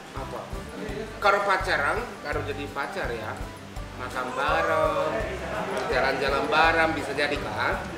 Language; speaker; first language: Indonesian; non-native, fluent; Japanese